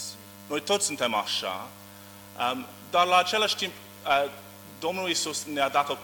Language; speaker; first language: Romanian; non-native, learner; English